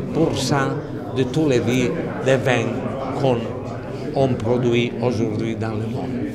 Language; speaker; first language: French; non-native, fluent; Italian